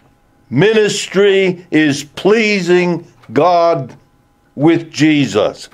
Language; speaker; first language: English; native; English